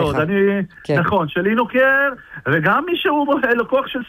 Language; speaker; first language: Hebrew; native; Hebrew